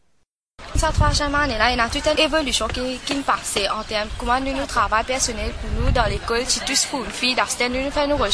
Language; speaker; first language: French; non-native, local second language; Morisyen